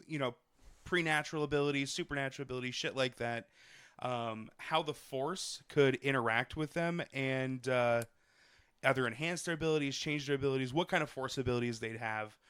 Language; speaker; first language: English; native; English